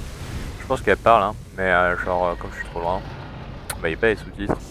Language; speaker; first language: French; native; French